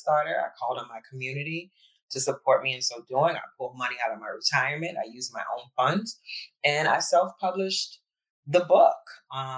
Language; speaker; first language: English; native; English